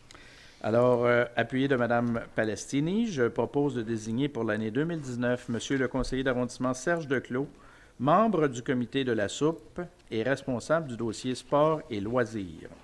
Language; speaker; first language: French; native; French